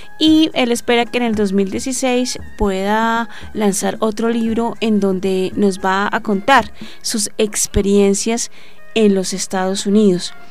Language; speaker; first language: Spanish; native; Spanish